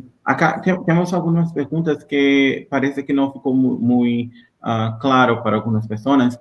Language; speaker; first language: Spanish; non-native, learner; Portuguese